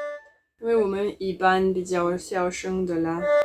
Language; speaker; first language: Chinese; non-native, learner; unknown